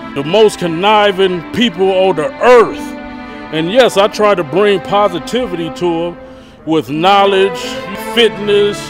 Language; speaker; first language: English; native; English